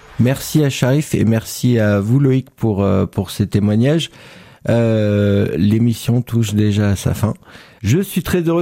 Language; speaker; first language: French; native; French